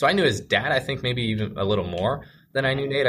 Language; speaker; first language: English; native; English